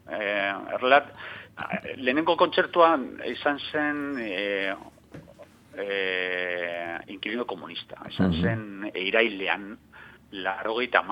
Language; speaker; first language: Basque; non-native, local second language; Spanish